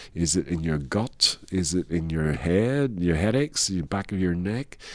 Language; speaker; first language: English; native; English